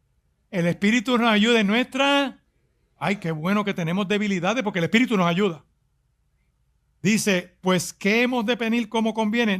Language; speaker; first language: Spanish; native; Spanish